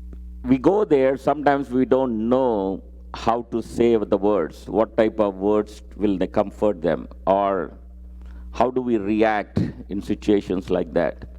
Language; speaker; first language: English; non-native, local second language; Telugu